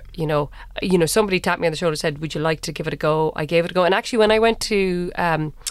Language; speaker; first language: English; native; English